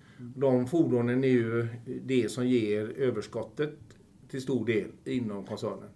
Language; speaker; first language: Swedish; native; Swedish